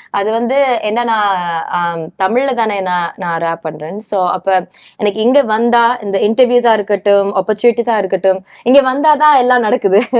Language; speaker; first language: Tamil; early bilingual, heritage; Tamil